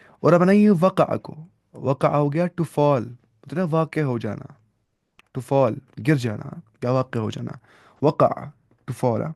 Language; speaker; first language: Urdu; native; Urdu